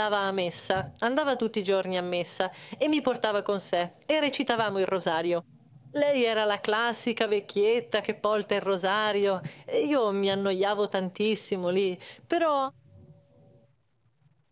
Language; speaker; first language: Italian; non-native, fluent; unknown